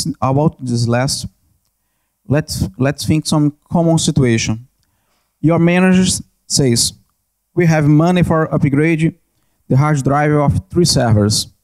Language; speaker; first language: English; non-native, learner; Portuguese